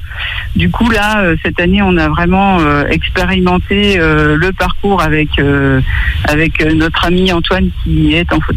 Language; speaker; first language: French; native; French